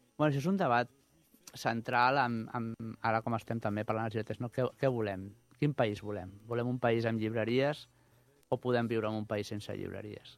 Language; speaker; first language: Catalan; native; Catalan